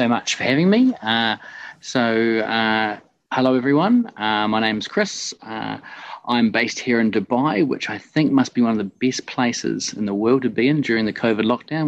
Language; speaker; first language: English; native; English